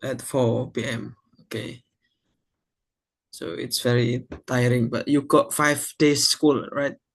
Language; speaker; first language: English; non-native, fluent; Indonesian